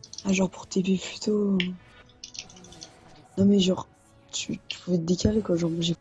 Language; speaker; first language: French; native; French